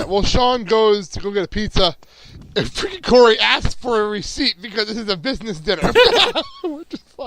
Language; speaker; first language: English; native; English